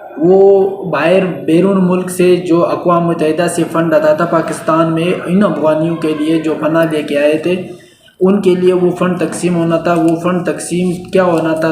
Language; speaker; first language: Urdu; non-native, local second language; Pashto